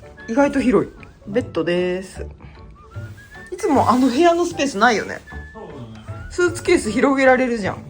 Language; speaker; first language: Japanese; native; Japanese